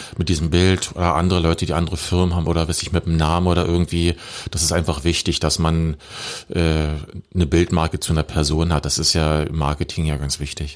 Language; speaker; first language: German; native; German